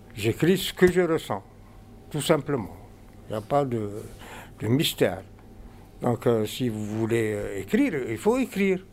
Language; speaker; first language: French; non-native, local second language; Arabic